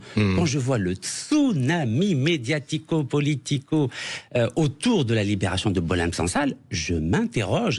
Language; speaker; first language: French; native; French